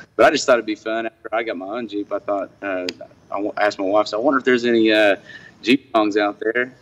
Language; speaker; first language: English; native; English